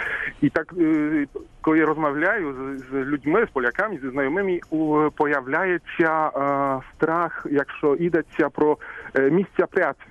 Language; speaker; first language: Ukrainian; non-native, fluent; Polish